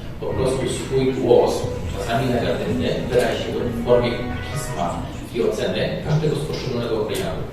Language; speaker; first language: Polish; native; Polish